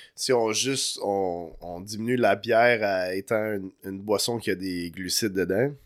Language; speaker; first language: French; native; French